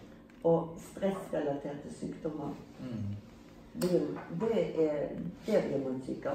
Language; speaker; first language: Norwegian; native; Norwegian